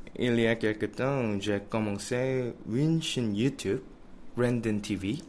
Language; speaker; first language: French; non-native, learner; Korean